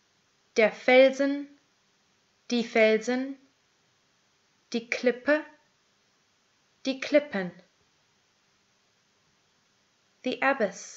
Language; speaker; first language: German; native; German